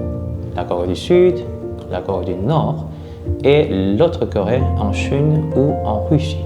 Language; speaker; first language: French; non-native, fluent; Korean